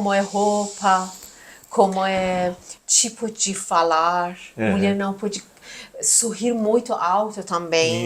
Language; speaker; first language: Portuguese; non-native, learner; Persian